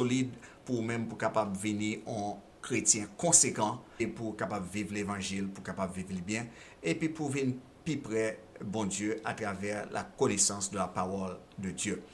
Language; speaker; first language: French; non-native, local second language; Haitian Creole